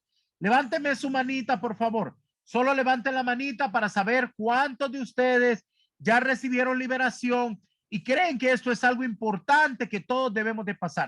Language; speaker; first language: Spanish; native; Spanish